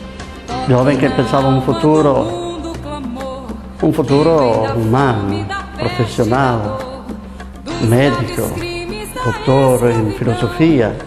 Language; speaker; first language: Portuguese; non-native, fluent; Italian